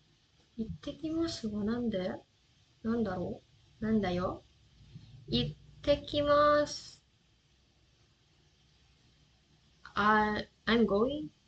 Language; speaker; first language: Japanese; non-native, learner; Indonesian